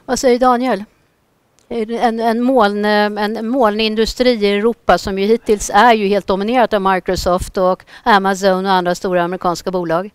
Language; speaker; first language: Swedish; native; Swedish